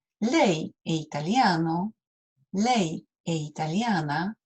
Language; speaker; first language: Italian; non-native, fluent; Polish